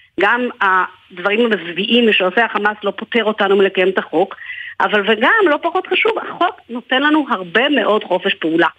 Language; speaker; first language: Hebrew; native; Hebrew